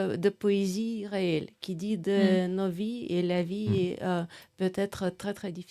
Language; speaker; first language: French; non-native, fluent; Russian